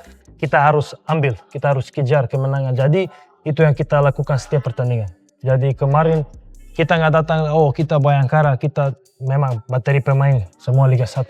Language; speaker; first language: Indonesian; non-native, fluent; Serbian